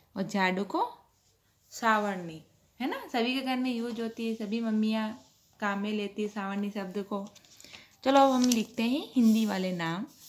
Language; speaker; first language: Hindi; non-native, local second language; Gujarati